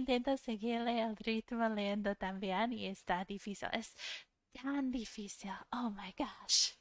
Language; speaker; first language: Spanish; non-native, fluent; English